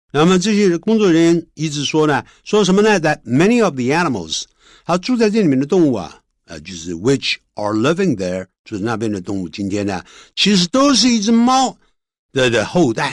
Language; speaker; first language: Chinese; native; Chinese